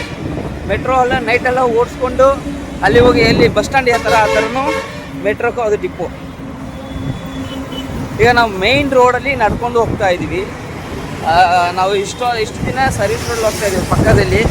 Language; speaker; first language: Kannada; non-native, local second language; Tamil